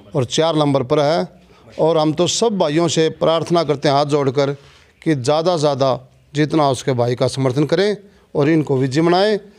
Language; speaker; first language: Hindi; native; Hindi